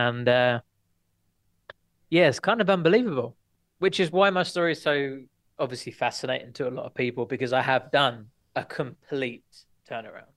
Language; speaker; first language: English; native; English